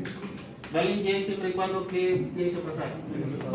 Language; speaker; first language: Spanish; native; Spanish